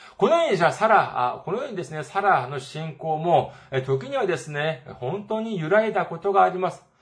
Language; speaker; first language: Japanese; non-native, fluent; Korean